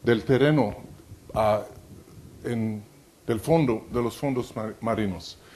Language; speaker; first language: Spanish; non-native, fluent; French